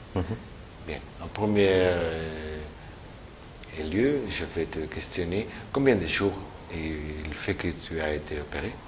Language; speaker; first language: French; non-native, learner; Spanish